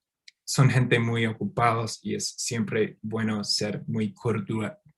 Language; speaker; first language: Spanish; non-native, fluent; English